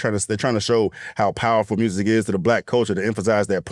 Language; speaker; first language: English; native; English